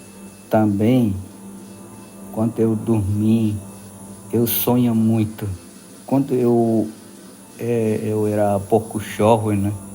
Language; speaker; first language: Portuguese; non-native, local second language; Yanomámi